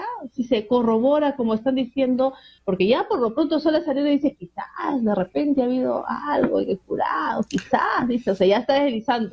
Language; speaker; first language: Spanish; native; Spanish